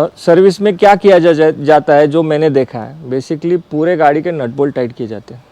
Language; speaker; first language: Hindi; non-native, local second language; Marathi